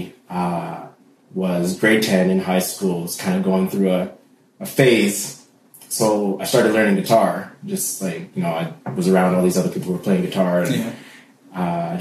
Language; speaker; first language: English; native; English